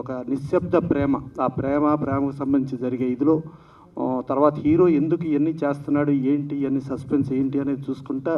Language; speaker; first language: Telugu; native; Telugu